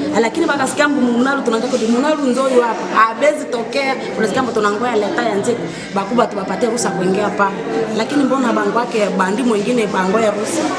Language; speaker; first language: Swahili; non-native, local second language; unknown